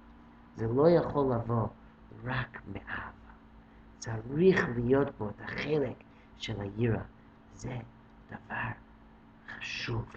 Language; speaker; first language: Hebrew; non-native, fluent; English